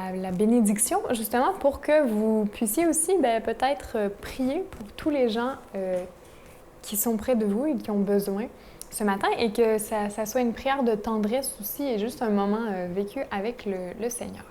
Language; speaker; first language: French; native; French